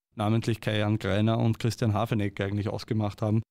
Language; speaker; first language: German; native; German